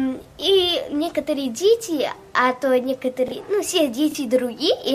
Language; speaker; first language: Russian; early bilingual, heritage; Russian